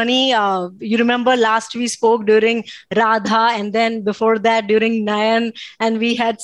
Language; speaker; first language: English; non-native, local second language; Gujarati